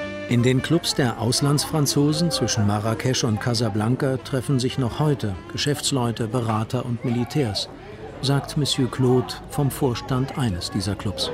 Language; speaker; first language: German; native; German